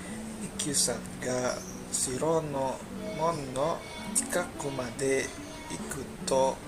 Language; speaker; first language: Japanese; non-native, learner; Indonesian